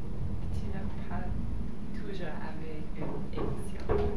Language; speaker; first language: French; non-native, learner; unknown